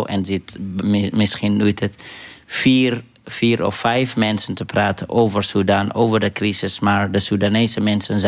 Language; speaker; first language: Dutch; non-native, fluent; Arabic